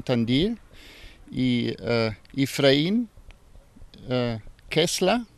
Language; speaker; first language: Spanish; non-native, learner; German